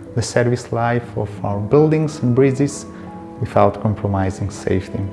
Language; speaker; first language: English; non-native, fluent; Greek